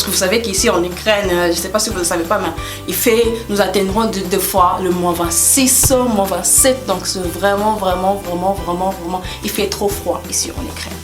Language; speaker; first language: French; non-native, local second language; Lingala